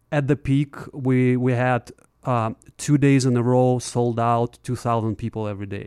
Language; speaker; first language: English; non-native, fluent; Russian